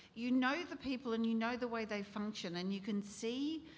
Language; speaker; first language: English; native; English